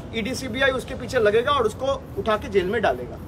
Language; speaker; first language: Hindi; non-native, local second language; Bangla